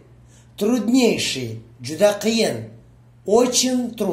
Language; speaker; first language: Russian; non-native, fluent; Uzbek